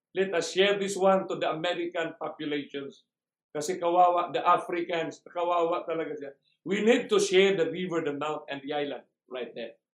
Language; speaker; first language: English; non-native, local second language; Filipino